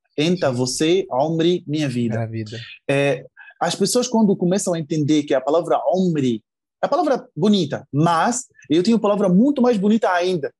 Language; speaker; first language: Portuguese; non-native, fluent; Arabic